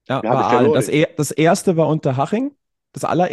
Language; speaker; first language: German; native; German